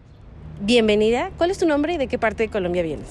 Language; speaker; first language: Spanish; native; Spanish